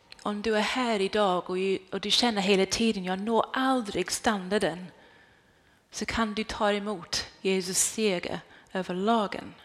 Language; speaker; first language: Swedish; non-native, fluent; English